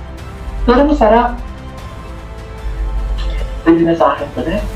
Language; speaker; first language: Filipino; non-native, local second language; Cebuano